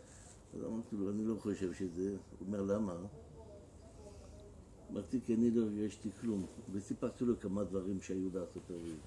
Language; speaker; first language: Hebrew; non-native, fluent; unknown